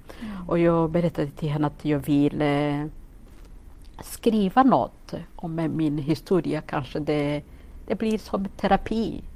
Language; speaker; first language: Swedish; non-native, fluent; Kinyarwanda